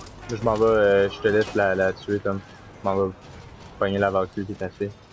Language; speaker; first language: French; native; French